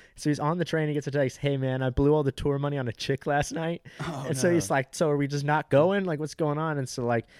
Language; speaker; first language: English; native; English